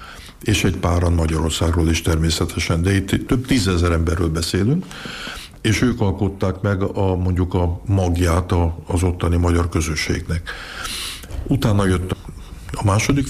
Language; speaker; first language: Hungarian; early bilingual, heritage; Hungarian